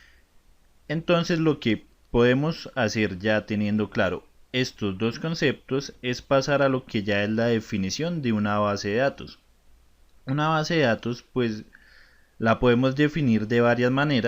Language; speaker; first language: Spanish; native; Spanish